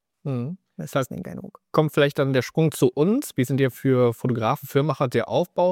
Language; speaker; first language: German; native; German